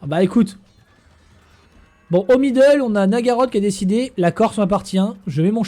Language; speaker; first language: French; native; French